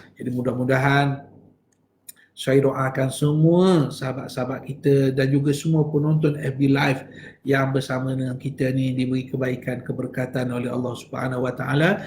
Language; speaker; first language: Malay; native; Malay